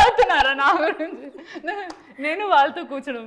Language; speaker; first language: Telugu; non-native, learner; Malayalam